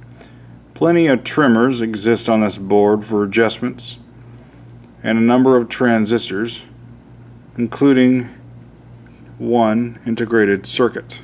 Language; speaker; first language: English; native; English